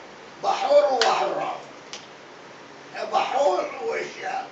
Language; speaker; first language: Hebrew; non-native, learner; Arabic